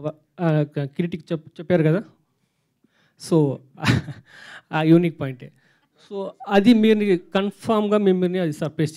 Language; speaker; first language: Telugu; non-native, learner; Tamil